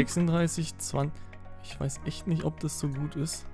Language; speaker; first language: German; native; German